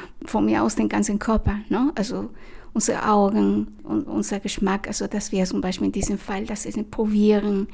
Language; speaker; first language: German; non-native, fluent; Spanish